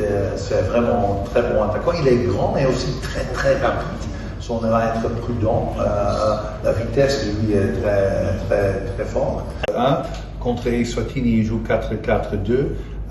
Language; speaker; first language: French; non-native, fluent; Dutch